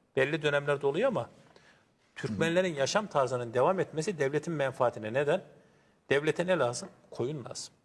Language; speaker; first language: Turkish; native; Turkish